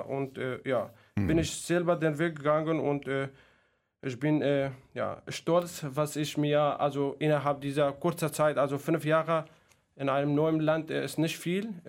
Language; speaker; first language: German; non-native, fluent; Kurdish